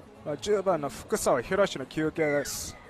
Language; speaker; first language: Japanese; non-native, learner; English